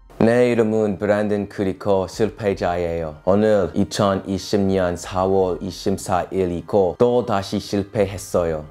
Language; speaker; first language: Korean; non-native, learner; English